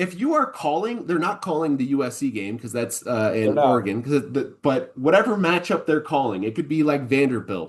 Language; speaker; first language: English; native; English